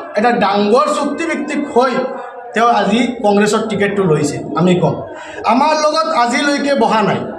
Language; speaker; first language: Assamese; non-native, local second language; Bangla